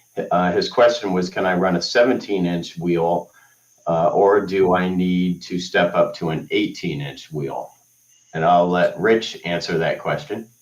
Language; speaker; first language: English; native; English